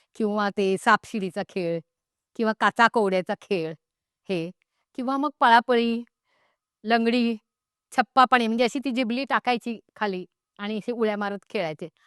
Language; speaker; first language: Marathi; non-native, local second language; Konkani